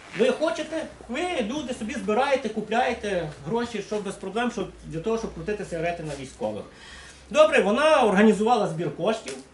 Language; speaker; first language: Ukrainian; native; Ukrainian